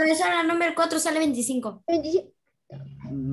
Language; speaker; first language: Spanish; native; Spanish